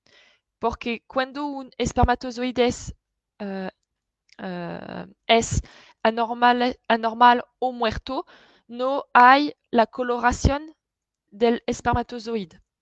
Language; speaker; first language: Spanish; non-native, fluent; French